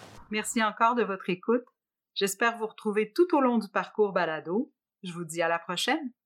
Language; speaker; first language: French; native; French